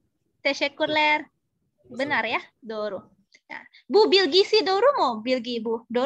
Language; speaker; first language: Turkish; non-native, fluent; Indonesian